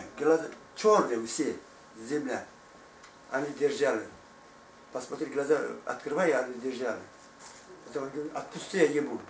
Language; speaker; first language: Russian; non-native, learner; Tajik